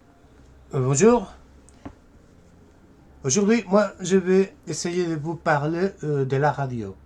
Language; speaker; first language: French; non-native, fluent; Spanish